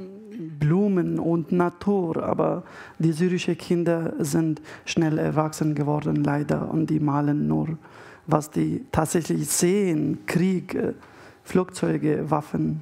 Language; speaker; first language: German; non-native, fluent; Arabic